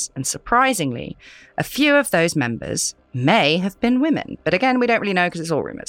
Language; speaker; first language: English; native; English